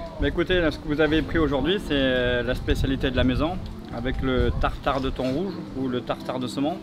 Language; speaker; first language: French; native; French